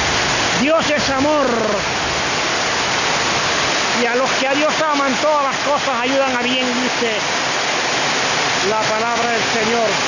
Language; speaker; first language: Spanish; native; Spanish